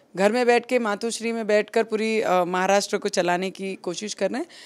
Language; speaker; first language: Hindi; non-native, local second language; Marathi